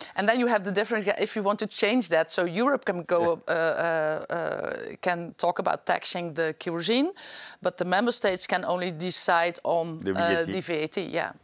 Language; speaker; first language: English; non-native, fluent; Dutch